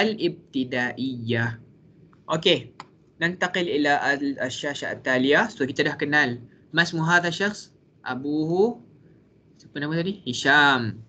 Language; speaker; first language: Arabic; non-native, fluent; Malay